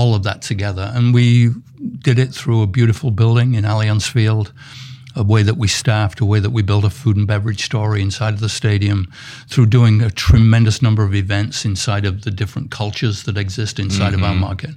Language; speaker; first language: English; native; English